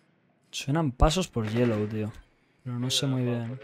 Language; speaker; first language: Spanish; native; Spanish